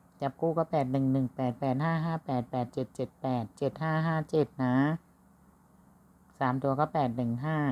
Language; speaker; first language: Thai; native; Thai